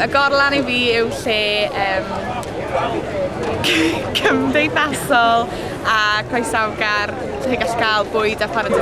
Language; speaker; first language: Welsh; native; Welsh